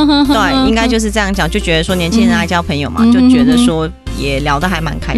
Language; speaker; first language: Chinese; native; Chinese